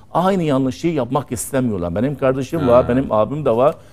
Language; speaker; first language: Turkish; non-native, learner; Arabic